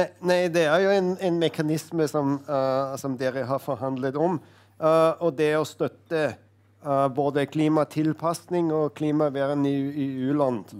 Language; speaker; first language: Norwegian; non-native, fluent; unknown